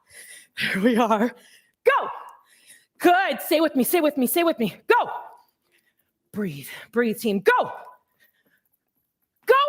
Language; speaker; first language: English; native; English